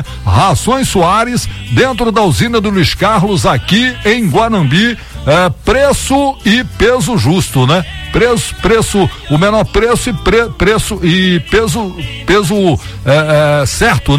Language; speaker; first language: Portuguese; native; Portuguese